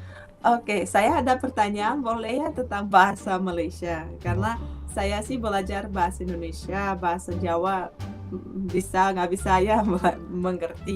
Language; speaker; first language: Indonesian; non-native, fluent; Russian